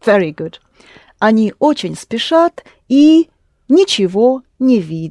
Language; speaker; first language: Russian; non-native, fluent; English